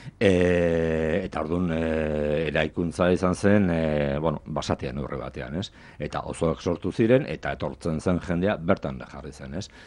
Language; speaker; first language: Basque; non-native, local second language; Spanish